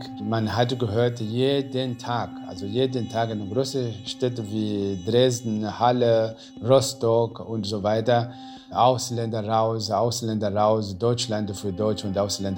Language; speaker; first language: German; non-native, learner; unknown